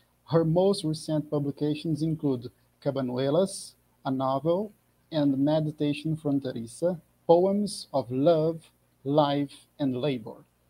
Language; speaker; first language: English; non-native, fluent; Portuguese